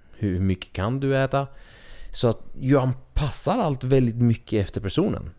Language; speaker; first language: Swedish; early bilingual, other home language; Spanish